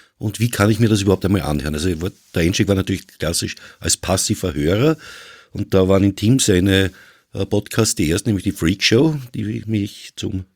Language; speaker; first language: German; native; German